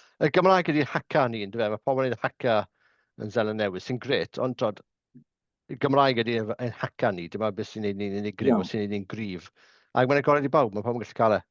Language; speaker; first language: Welsh; native; Welsh